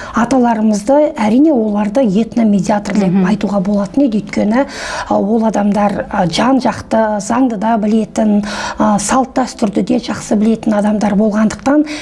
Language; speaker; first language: Kazakh; native; Kazakh